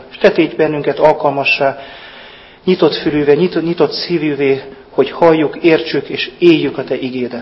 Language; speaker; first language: Hungarian; native; Hungarian